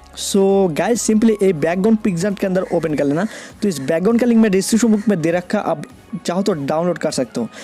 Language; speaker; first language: Hindi; non-native, local second language; Bangla